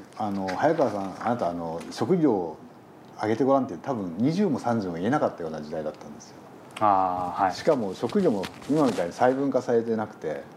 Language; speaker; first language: Japanese; native; Japanese